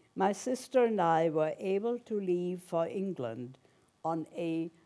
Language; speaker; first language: English; early bilingual, other home language; German